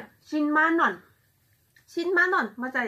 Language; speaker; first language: Korean; non-native, learner; Thai